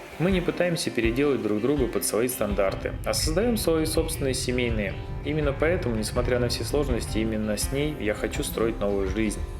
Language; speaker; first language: Russian; native; Russian